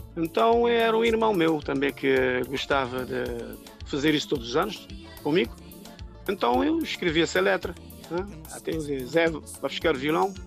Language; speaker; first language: Portuguese; non-native, local second language; Kabuverdianu